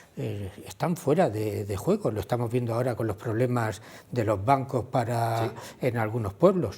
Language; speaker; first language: Spanish; native; Spanish